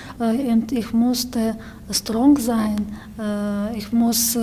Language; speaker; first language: German; non-native, learner; Ukrainian